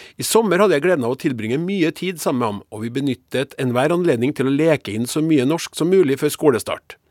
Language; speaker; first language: Norwegian; native; Norwegian